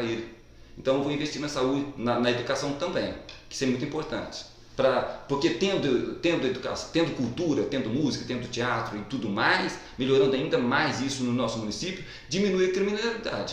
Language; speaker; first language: Portuguese; native; Portuguese